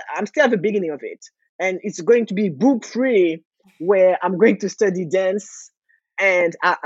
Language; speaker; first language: English; non-native, fluent; French